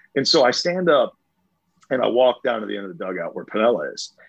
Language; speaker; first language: English; native; English